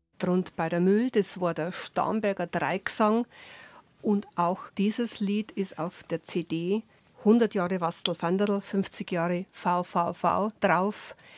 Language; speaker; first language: German; native; German